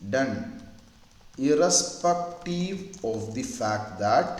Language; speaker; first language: English; non-native, local second language; Malayalam